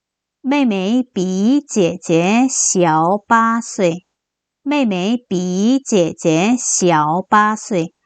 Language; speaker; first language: Chinese; non-native, fluent; Korean